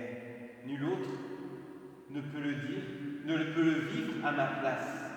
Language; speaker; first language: French; native; French